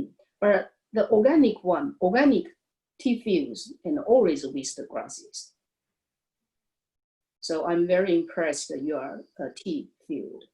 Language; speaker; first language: English; non-native, learner; Chinese